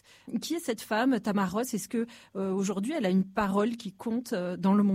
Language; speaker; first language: French; native; French